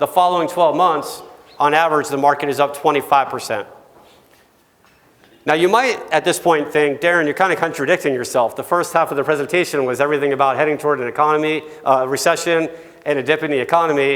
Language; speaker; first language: English; native; English